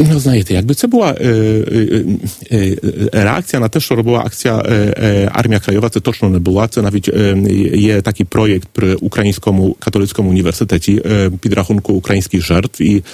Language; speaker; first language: Polish; non-native, learner; Ukrainian